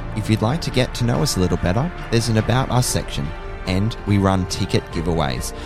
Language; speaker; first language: English; native; English